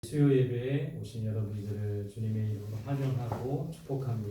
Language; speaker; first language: Korean; native; Korean